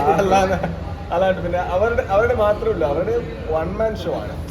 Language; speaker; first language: Malayalam; non-native, learner; Kannada